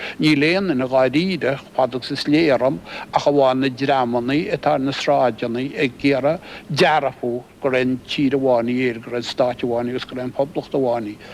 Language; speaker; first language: Irish; native; Irish